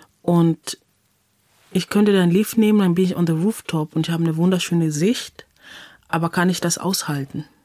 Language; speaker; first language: German; non-native, fluent; English